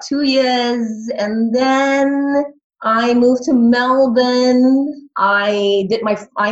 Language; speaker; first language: English; non-native, local second language; Tamil